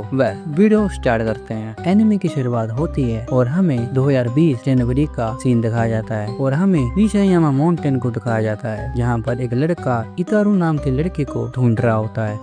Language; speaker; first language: Hindi; native; Hindi